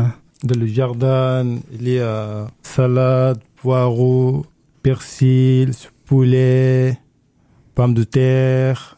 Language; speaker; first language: French; non-native, learner; Arabic